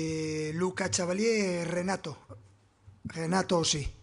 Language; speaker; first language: French; non-native, fluent; Spanish